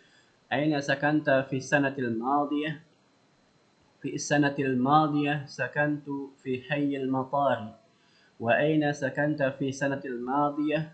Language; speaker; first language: Arabic; non-native, fluent; Indonesian